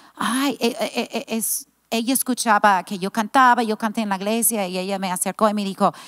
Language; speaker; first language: Spanish; non-native, fluent; English